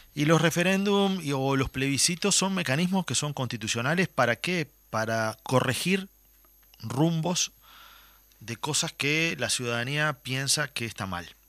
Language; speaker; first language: Spanish; native; Spanish